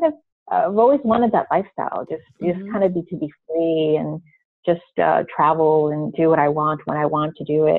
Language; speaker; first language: English; native; English